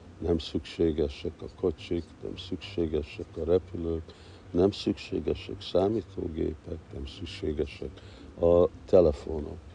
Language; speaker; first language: Hungarian; early bilingual, heritage; Hungarian